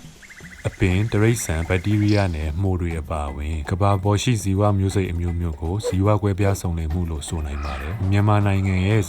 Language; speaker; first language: Burmese; native; Burmese